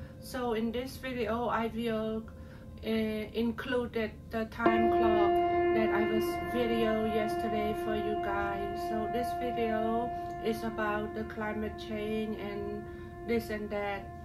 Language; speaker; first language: English; non-native, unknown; Khmer